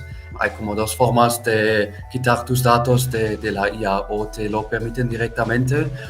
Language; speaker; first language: Spanish; non-native, fluent; German